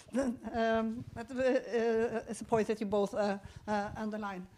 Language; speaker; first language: English; non-native, fluent; Norwegian